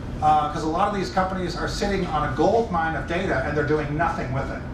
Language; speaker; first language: English; native; English